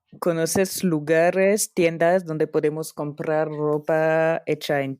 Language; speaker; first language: Spanish; non-native, fluent; French